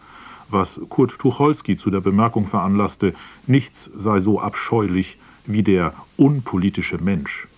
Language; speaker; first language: German; native; German